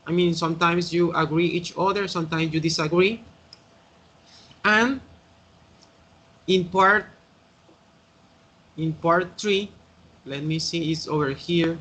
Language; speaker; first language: English; non-native, learner; Spanish